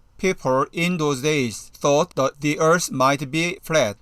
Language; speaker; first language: English; non-native, fluent; Korean